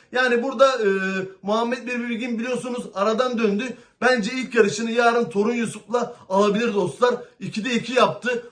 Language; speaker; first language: Turkish; native; Turkish